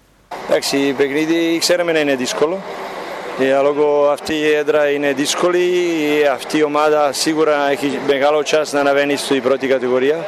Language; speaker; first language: Greek; non-native, fluent; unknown